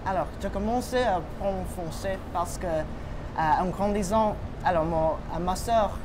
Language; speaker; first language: French; non-native, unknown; English